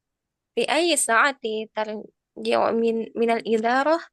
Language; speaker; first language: Arabic; non-native, learner; Indonesian